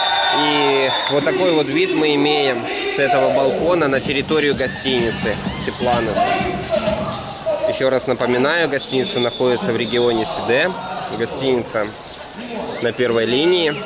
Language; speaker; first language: Russian; native; Russian